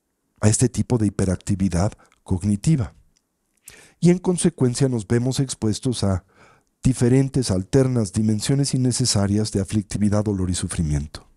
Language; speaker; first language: Spanish; native; Spanish